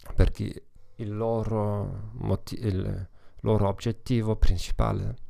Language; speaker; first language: Italian; non-native, learner; German